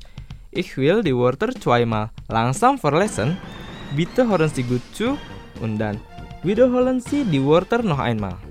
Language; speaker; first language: German; non-native, fluent; Indonesian